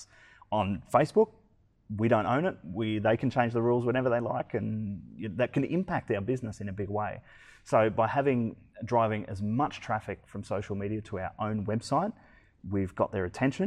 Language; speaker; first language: English; native; English